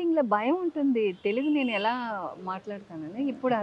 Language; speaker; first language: Telugu; non-native, local second language; Tamil